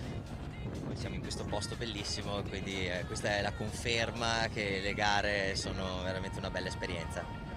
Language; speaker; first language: Italian; native; Italian